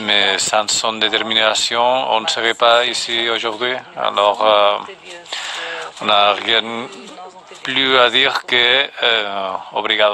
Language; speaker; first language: French; non-native, fluent; Spanish